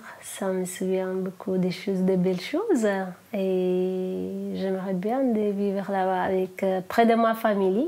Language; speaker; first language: French; non-native, learner; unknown